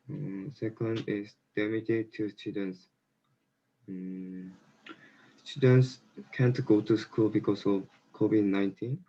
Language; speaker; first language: English; non-native, learner; Korean